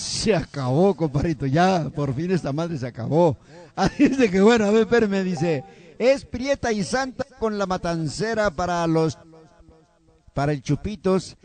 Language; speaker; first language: Spanish; native; Spanish